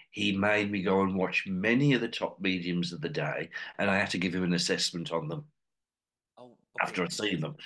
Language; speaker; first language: English; native; English